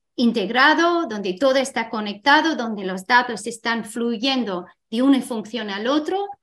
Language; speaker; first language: Spanish; non-native, fluent; English